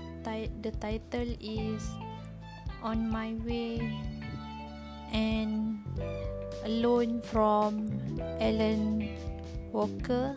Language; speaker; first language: English; non-native, learner; Malay